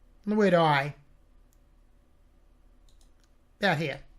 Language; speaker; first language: English; native; English